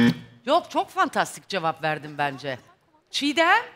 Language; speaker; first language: Turkish; native; Turkish